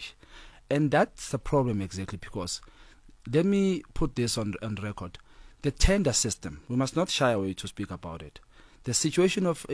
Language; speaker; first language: English; non-native, local second language; Zulu